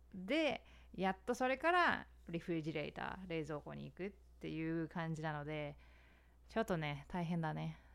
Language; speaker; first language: Japanese; native; Japanese